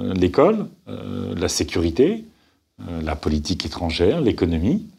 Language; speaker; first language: French; native; French